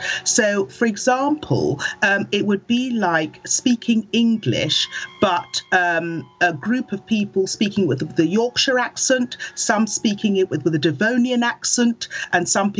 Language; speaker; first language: English; early bilingual, other home language; Akan